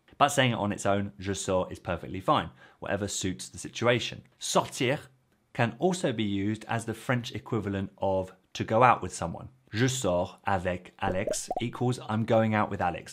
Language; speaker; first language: English; native; English